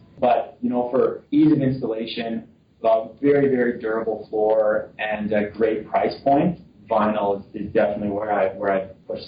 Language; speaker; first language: English; native; English